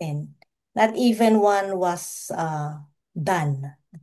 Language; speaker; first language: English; non-native, local second language; Filipino